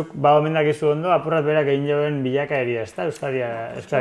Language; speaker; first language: Basque; native; Basque